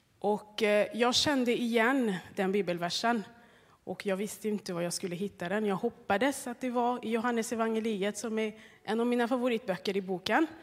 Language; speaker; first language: Swedish; non-native, fluent; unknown